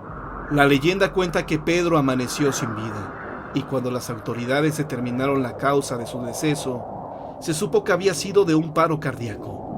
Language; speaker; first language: Spanish; native; Spanish